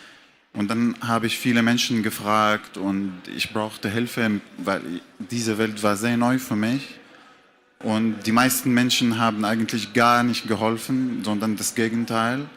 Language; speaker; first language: German; non-native, fluent; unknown